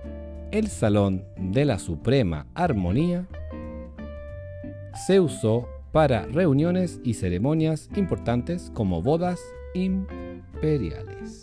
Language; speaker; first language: Spanish; native; Spanish